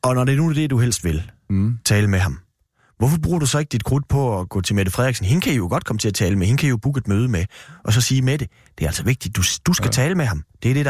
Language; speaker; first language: Danish; native; Danish